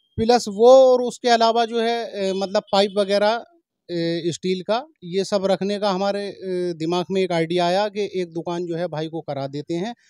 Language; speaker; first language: Hindi; native; Hindi